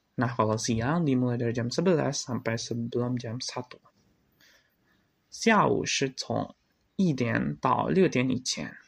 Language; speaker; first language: Chinese; non-native, learner; Indonesian